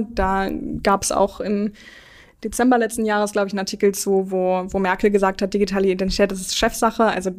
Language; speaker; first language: German; native; German